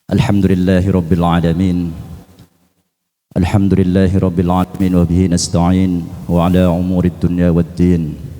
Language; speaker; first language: Indonesian; non-native, local second language; Javanese